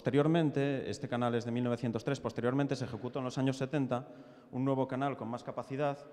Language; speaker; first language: Spanish; native; Spanish